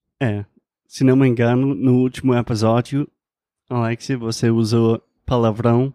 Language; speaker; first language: Portuguese; non-native, fluent; English